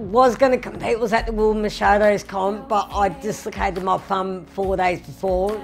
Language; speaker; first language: English; native; English